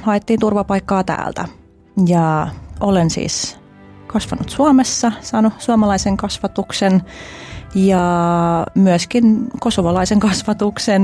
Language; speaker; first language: Finnish; early bilingual, other home language; Albanian